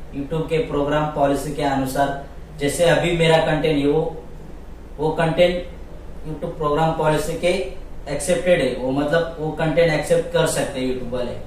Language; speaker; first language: Hindi; non-native, local second language; Marathi